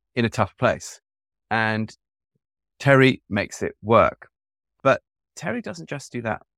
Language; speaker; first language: English; native; English